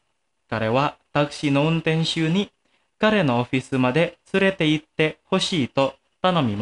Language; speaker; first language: Japanese; non-native, fluent; Indonesian